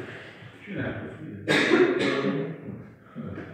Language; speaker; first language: Italian; native; Italian